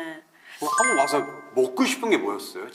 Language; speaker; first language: Korean; non-native, fluent; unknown